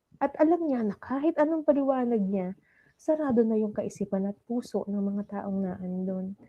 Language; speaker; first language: Filipino; non-native, local second language; Pampanga